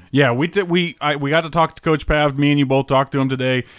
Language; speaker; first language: English; native; English